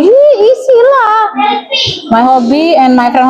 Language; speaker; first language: English; non-native, learner; Indonesian